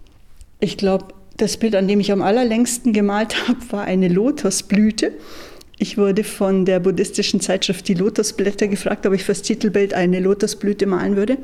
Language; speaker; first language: German; native; German